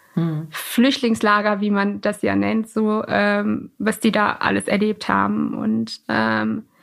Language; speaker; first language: German; early bilingual, other home language; Persian